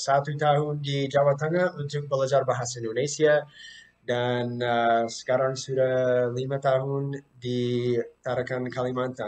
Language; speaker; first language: Indonesian; non-native, fluent; English